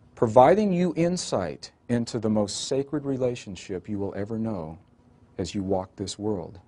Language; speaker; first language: English; native; English